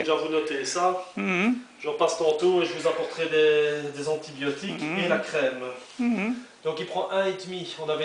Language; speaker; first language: French; native; French